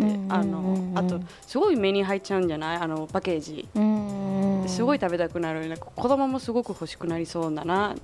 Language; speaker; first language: Japanese; non-native, fluent; Spanish